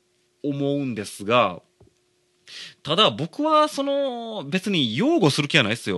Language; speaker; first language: Japanese; native; Japanese